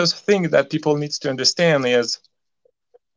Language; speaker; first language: English; non-native, fluent; French